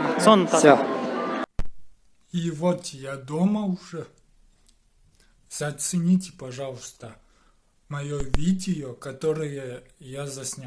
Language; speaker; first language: Russian; non-native, local second language; Kyrgyz